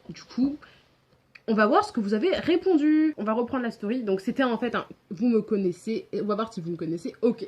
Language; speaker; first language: French; native; French